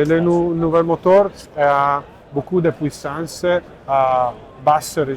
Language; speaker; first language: French; non-native, learner; Italian